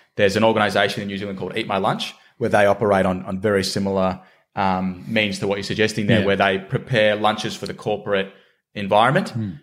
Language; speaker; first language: English; native; English